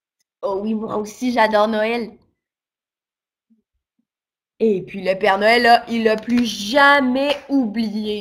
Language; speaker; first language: French; native; French